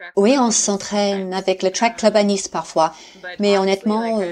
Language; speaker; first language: French; non-native, fluent; English